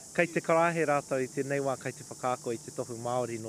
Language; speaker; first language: Māori; non-native, local second language; English